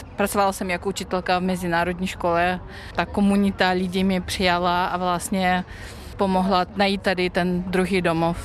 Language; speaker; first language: Czech; non-native, fluent; Belarusian